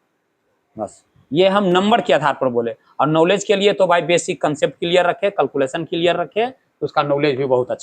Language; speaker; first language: Hindi; native; Hindi